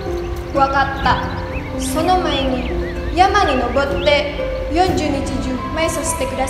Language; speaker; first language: Japanese; non-native, learner; Indonesian